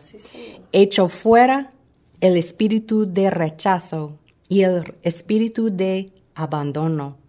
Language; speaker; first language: Spanish; non-native, fluent; English